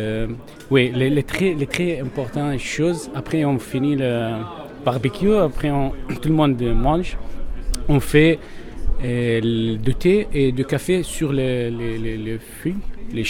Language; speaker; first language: French; non-native, learner; Arabic